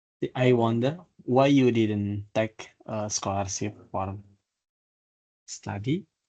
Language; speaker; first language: English; non-native, learner; Indonesian